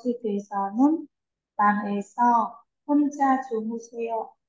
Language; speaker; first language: Korean; non-native, learner; Vietnamese